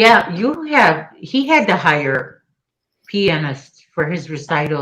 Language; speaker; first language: English; native; English